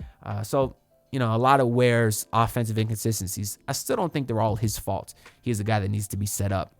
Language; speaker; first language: English; native; English